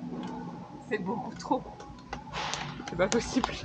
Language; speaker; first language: French; native; French